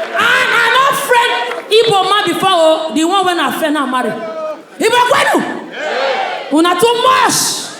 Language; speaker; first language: Nigerian Pidgin; native; Nigerian Pidgin